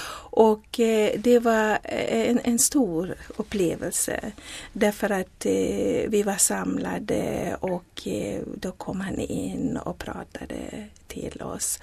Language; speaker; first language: Swedish; non-native, fluent; Zulu